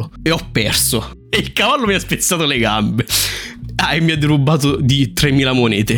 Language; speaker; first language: Italian; native; Italian